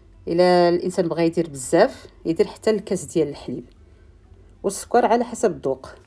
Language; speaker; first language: Arabic; native; Arabic